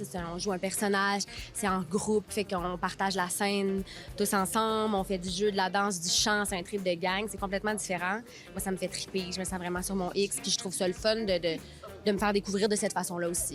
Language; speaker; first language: French; native; French